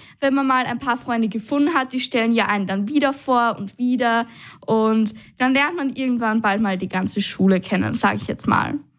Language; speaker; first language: German; native; German